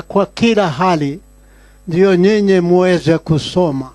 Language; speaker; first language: Swahili; non-native, local second language; Kikuyu